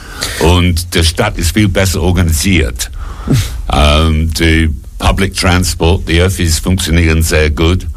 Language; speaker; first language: German; non-native, fluent; English